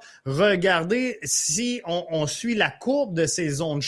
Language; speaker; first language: French; native; French